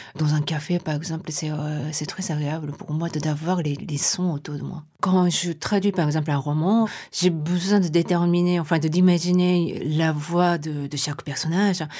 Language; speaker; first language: French; non-native, fluent; Japanese